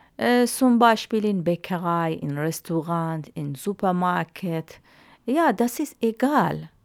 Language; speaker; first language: German; non-native, learner; Arabic